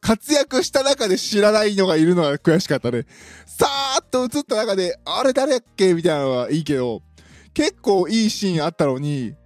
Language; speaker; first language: Japanese; native; Japanese